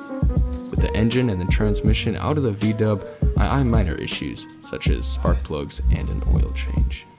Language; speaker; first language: English; native; English